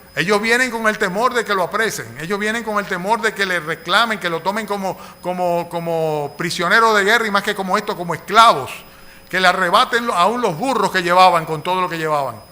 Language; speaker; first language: Spanish; native; Spanish